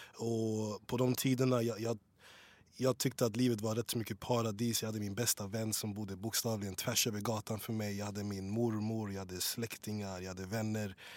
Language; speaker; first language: Swedish; early bilingual, other home language; English